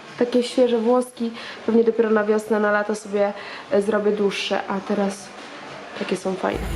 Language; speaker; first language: Polish; native; Polish